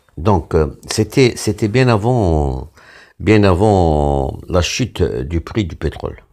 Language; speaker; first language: French; non-native, local second language; Arabic